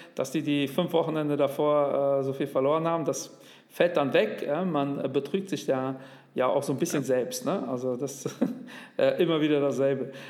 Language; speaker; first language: German; native; German